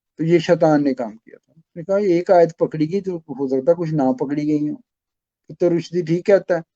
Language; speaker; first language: Urdu; non-native, local second language; Pashto